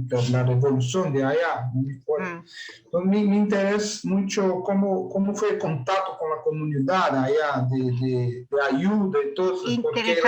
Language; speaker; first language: Spanish; non-native, learner; Portuguese